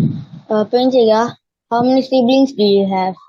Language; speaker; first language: English; non-native, learner; Tamil